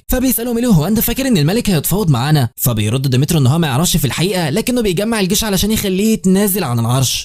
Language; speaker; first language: Arabic; native; Arabic